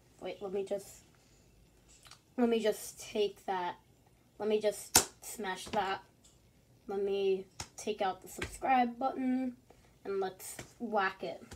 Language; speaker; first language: English; native; English